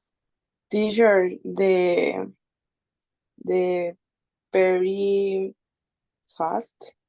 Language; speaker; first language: English; non-native, learner; Spanish